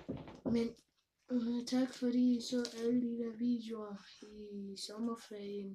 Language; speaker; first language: Danish; early bilingual, other home language; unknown